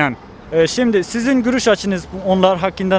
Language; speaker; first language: Turkish; non-native, fluent; Persian